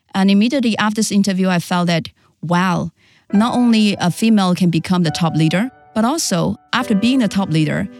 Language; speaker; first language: English; non-native, fluent; Chinese